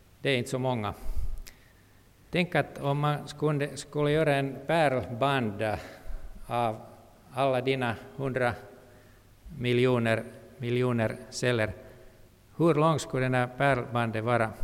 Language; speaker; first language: Swedish; non-native, local second language; Finnish